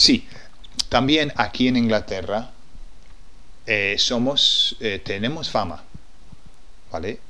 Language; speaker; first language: Spanish; non-native, fluent; English